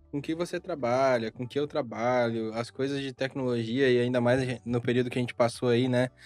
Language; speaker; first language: Portuguese; native; Portuguese